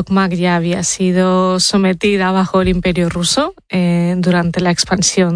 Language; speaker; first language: Spanish; native; Spanish